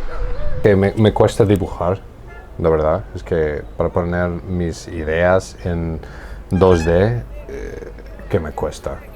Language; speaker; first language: Spanish; non-native, fluent; English